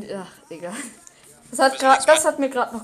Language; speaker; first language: German; native; German